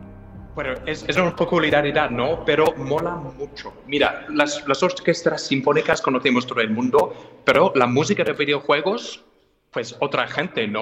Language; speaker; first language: Spanish; non-native, fluent; English